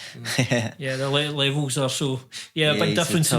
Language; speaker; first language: English; native; English